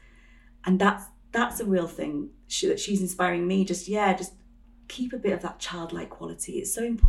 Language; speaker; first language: English; native; English